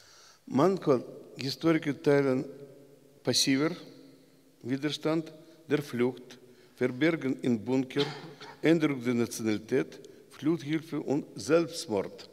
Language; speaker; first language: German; non-native, learner; Russian